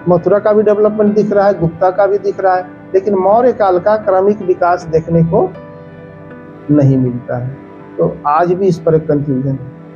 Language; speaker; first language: Hindi; native; Hindi